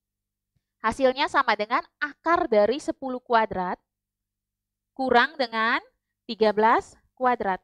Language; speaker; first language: Indonesian; native; Indonesian